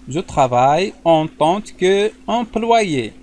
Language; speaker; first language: French; non-native, local second language; Arabic